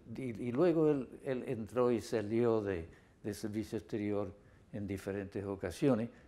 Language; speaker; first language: Spanish; non-native, fluent; English